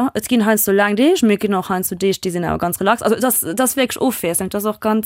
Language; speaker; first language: Luxembourgish; non-native, local second language; German